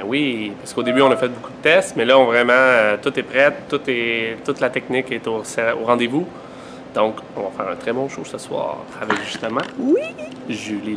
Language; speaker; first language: French; native; French